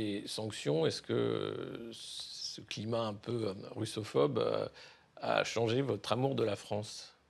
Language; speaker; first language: French; native; French